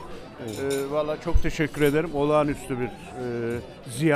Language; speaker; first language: Turkish; native; Turkish